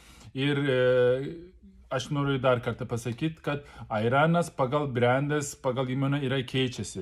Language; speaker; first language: Lithuanian; non-native, learner; Turkish